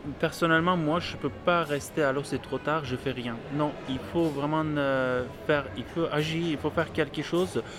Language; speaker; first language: French; non-native, fluent; Turkish